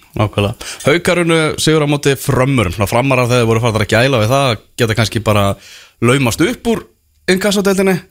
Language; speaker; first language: Icelandic; native; Icelandic